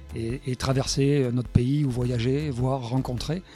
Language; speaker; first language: French; native; French